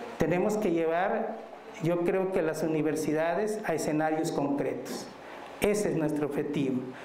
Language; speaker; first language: Spanish; non-native, local second language; Mixtepec Mixtec